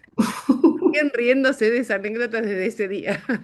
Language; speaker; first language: Spanish; native; Spanish